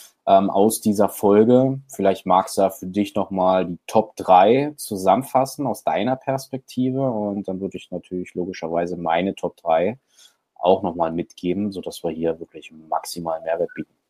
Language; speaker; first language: German; native; German